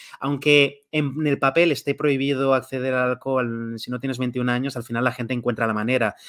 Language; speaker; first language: Spanish; native; Spanish